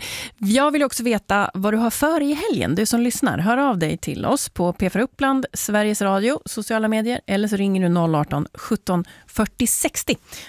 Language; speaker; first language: Swedish; native; Swedish